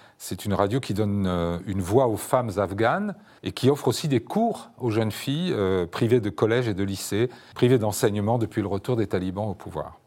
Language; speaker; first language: French; native; French